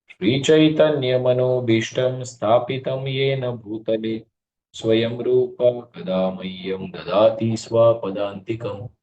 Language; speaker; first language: Malayalam; early bilingual, heritage; Malayalam